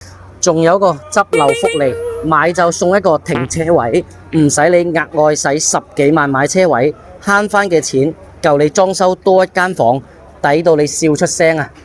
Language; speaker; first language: Cantonese; native; Cantonese